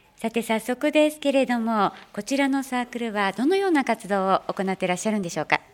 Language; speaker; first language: Japanese; native; Japanese